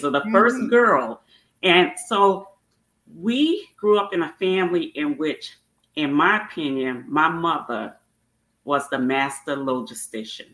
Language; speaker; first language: English; native; English